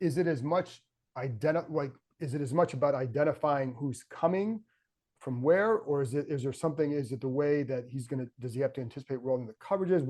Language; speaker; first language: English; native; English